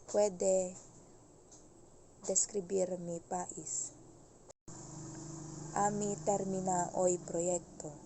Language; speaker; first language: Spanish; non-native, learner; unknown